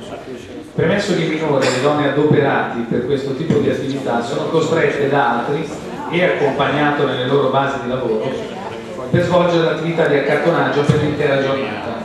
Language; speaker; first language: Italian; native; Italian